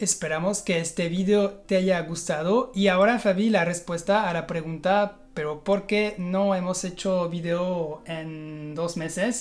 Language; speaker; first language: Spanish; non-native, fluent; French